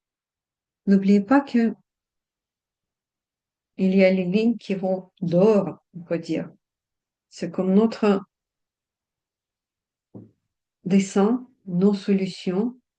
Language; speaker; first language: French; non-native, fluent; Russian